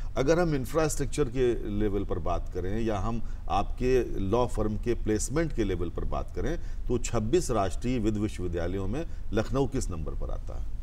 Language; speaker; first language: Hindi; native; Hindi